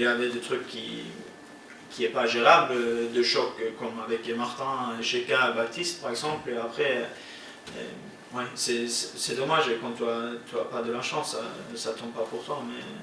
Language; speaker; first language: French; non-native, fluent; Norwegian